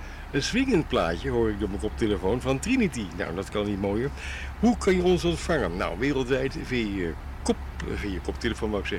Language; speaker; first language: Dutch; native; Dutch